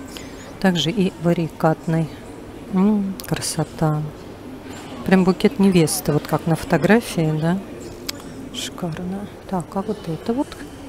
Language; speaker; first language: Russian; native; Russian